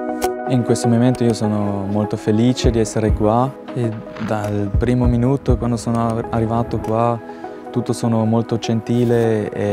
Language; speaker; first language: Italian; non-native, local second language; German